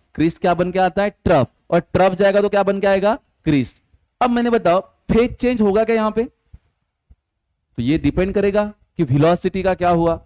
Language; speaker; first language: Hindi; non-native, local second language; Marathi